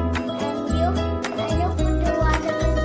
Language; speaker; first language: English; non-native, learner; Indonesian